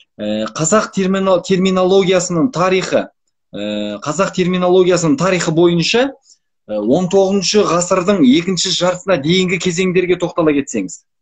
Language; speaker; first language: Kazakh; native; Kazakh